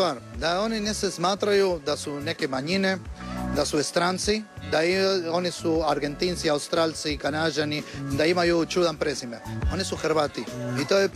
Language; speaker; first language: Croatian; non-native, learner; Spanish